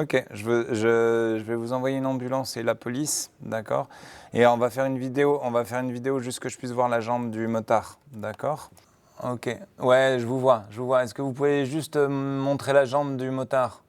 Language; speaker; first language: French; native; French